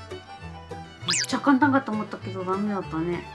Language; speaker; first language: Japanese; non-native, learner; Spanish